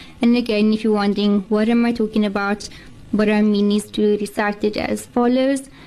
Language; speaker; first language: English; native; English